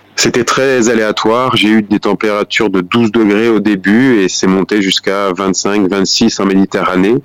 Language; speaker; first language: French; native; French